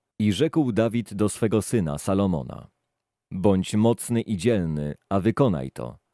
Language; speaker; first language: Polish; native; Polish